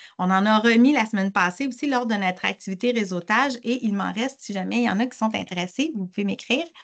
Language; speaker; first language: French; native; French